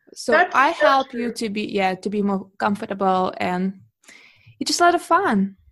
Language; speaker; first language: English; non-native, fluent; Russian